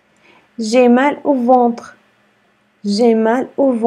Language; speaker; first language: French; non-native, fluent; Arabic